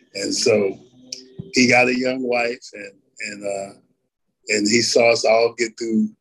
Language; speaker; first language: English; native; English